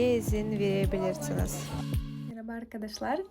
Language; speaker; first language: Turkish; non-native, learner; Kazakh